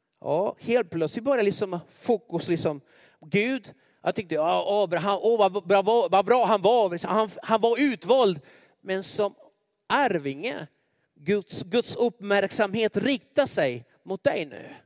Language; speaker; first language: Swedish; non-native, fluent; Spanish